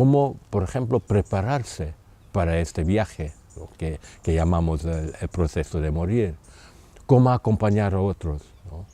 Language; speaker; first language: Spanish; non-native, fluent; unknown